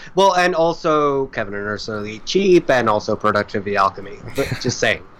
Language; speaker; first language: English; native; English